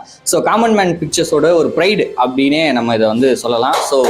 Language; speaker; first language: Tamil; native; Tamil